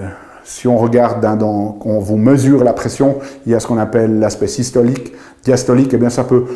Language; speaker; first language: French; native; French